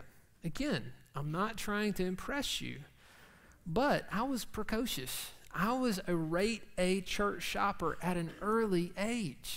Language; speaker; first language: English; native; English